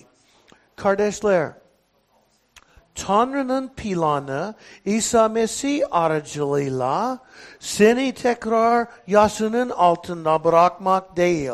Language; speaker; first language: Turkish; non-native, fluent; English